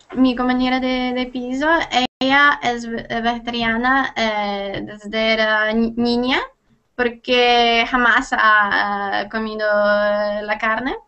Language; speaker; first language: Spanish; non-native, learner; Lithuanian